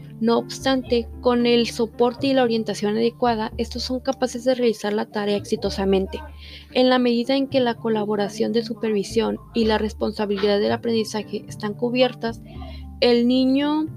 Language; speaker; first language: Spanish; native; Spanish